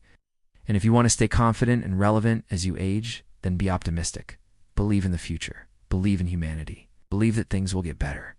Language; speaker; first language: English; native; English